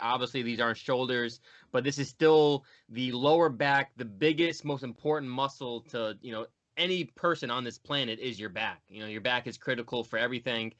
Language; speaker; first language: English; native; English